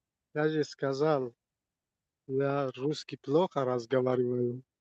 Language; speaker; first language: Russian; non-native, learner; Tajik